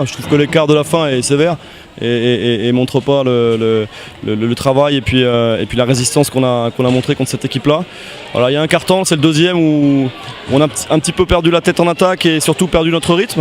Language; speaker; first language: French; native; French